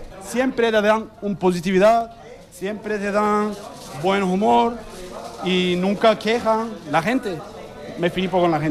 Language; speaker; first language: Spanish; non-native, learner; Turkish